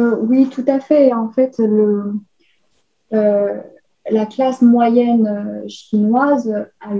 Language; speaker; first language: French; non-native, fluent; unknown